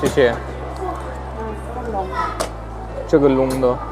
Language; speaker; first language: Chinese; non-native, learner; Hindi